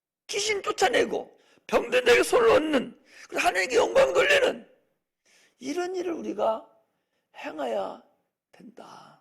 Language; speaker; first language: Korean; native; Korean